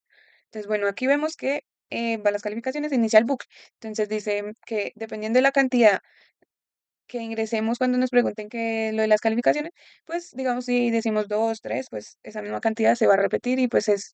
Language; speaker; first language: Spanish; native; Spanish